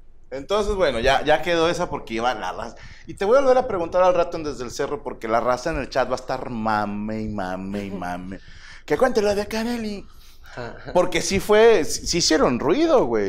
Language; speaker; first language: Spanish; native; Spanish